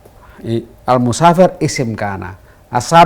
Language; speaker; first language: Arabic; non-native, fluent; Indonesian